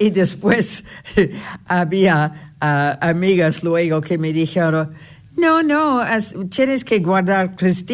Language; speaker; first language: Spanish; non-native, fluent; English